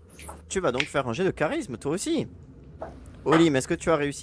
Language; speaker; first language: French; native; French